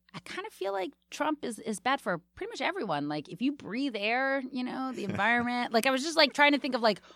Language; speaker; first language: English; native; English